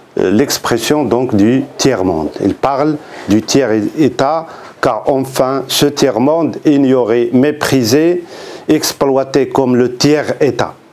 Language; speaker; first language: French; non-native, local second language; Arabic